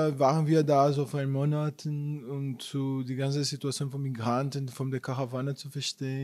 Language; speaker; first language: German; non-native, fluent; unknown